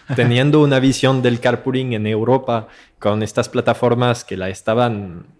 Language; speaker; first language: Spanish; non-native, fluent; French